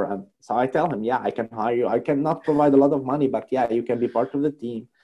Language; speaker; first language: English; non-native, fluent; Arabic